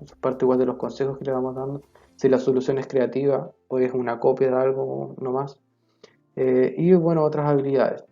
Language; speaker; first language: Spanish; native; Spanish